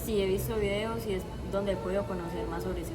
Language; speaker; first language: Spanish; native; Spanish